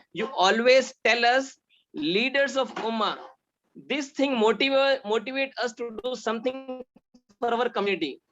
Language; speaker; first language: English; non-native, local second language; Urdu